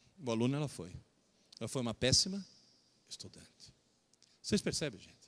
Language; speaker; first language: Portuguese; early bilingual, other home language; Italian